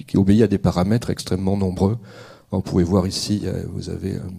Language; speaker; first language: French; native; French